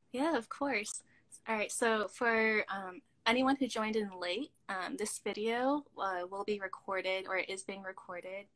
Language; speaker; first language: English; native; English